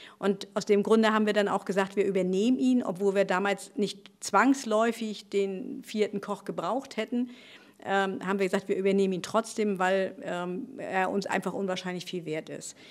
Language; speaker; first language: German; native; German